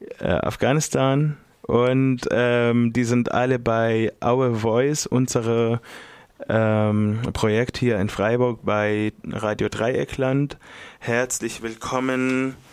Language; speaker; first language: German; non-native, fluent; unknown